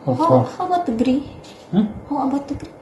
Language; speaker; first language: English; non-native, learner; Indonesian